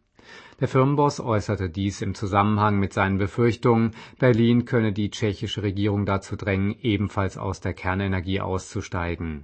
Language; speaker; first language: German; native; German